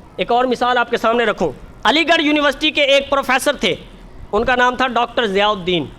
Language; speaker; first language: Urdu; native; Urdu